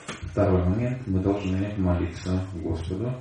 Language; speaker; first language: Russian; native; Russian